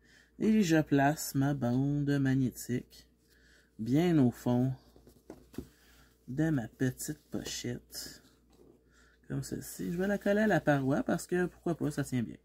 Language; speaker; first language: French; native; French